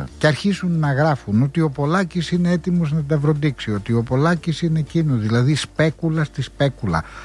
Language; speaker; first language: Greek; native; Greek